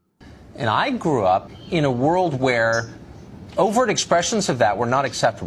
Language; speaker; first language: English; native; English